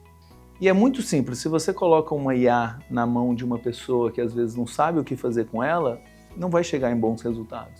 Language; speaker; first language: Portuguese; native; Portuguese